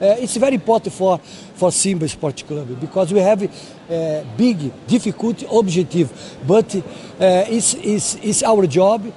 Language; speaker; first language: English; non-native, learner; Portuguese